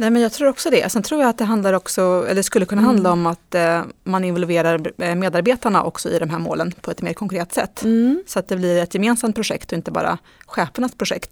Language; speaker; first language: Swedish; native; Swedish